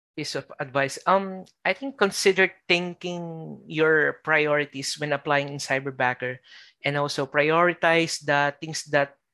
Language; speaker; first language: English; non-native, local second language; Filipino